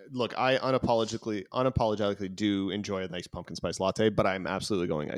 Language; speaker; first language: English; native; English